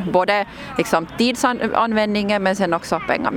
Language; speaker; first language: Swedish; native; Swedish